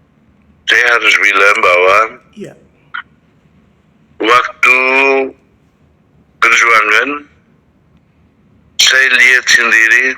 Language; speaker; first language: Indonesian; non-native, fluent; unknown